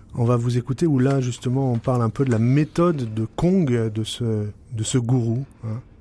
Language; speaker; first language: French; native; French